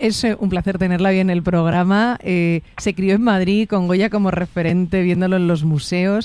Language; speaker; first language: Spanish; native; Spanish